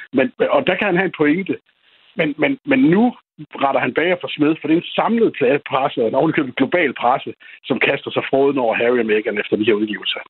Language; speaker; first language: Danish; native; Danish